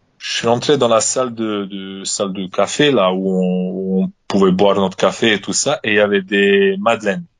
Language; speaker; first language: French; non-native, fluent; Serbian